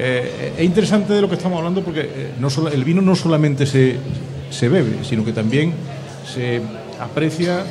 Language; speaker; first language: Spanish; native; Spanish